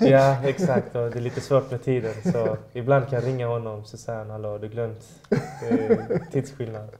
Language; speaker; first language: Swedish; early bilingual, other home language; Persian